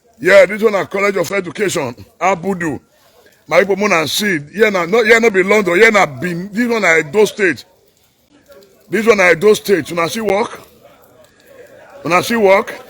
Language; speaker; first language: Nigerian Pidgin; non-native, local second language; Bini